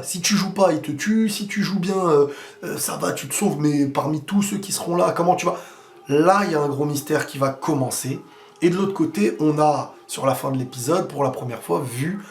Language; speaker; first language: French; native; French